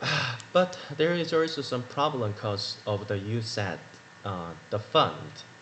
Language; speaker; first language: English; non-native, learner; Korean